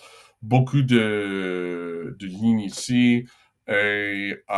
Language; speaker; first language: French; non-native, local second language; English